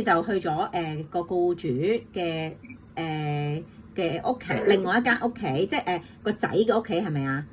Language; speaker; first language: Cantonese; native; Cantonese